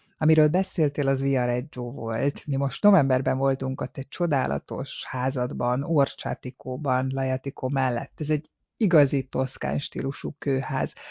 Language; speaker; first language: Hungarian; native; Hungarian